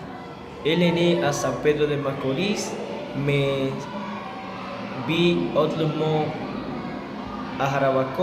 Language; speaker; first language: French; non-native, learner; Spanish